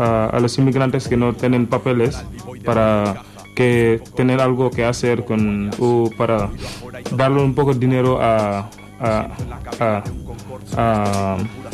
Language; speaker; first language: Spanish; non-native, learner; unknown